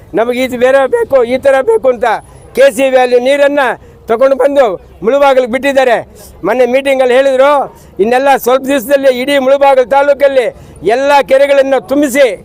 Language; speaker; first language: Kannada; native; Kannada